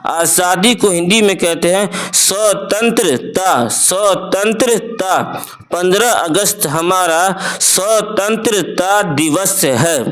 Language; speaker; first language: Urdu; native; Urdu